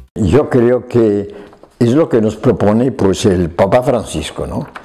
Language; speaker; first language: Spanish; native; Spanish